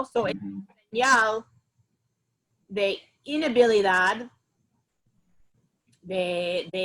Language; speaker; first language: Spanish; non-native, fluent; English